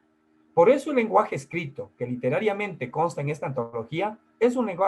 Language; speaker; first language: Spanish; native; Spanish